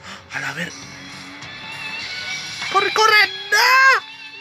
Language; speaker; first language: Spanish; native; Spanish